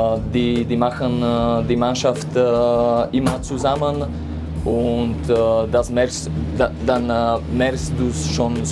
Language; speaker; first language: German; non-native, fluent; Slovak